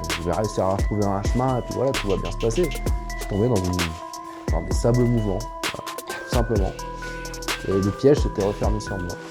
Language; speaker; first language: French; native; French